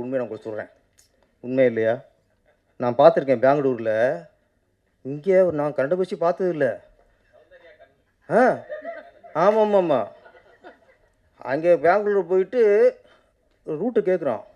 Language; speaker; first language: Tamil; native; Tamil